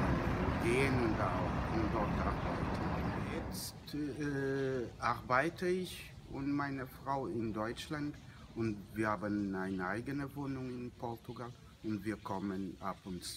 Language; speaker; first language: German; non-native, fluent; Portuguese